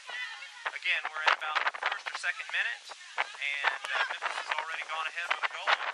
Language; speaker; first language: English; native; English